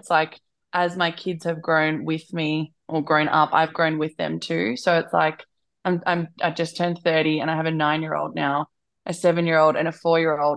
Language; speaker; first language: English; native; English